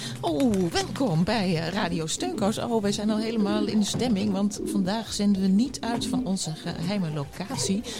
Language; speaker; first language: Dutch; native; Dutch